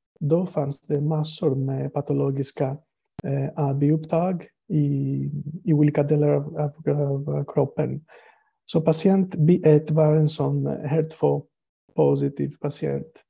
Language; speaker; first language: Swedish; non-native, fluent; Greek